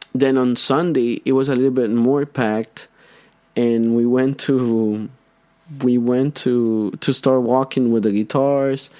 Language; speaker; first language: English; non-native, fluent; Spanish